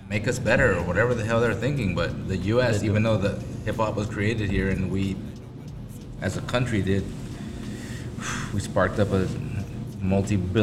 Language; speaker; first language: English; early bilingual, other home language; Spanish